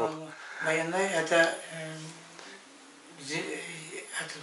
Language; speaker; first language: Russian; non-native, local second language; Yakut